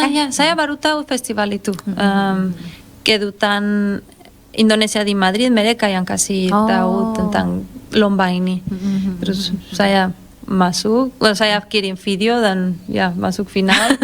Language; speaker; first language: Indonesian; non-native, fluent; Spanish